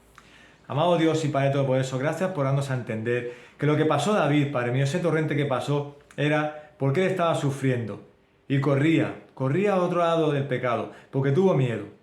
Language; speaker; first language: Spanish; native; Spanish